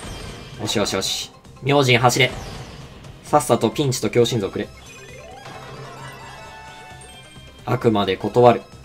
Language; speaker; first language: Japanese; native; Japanese